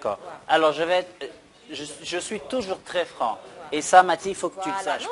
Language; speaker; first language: French; non-native, local second language; Wolof